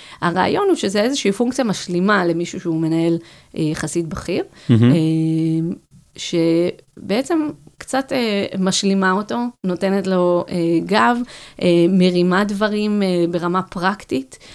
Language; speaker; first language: Hebrew; native; Hebrew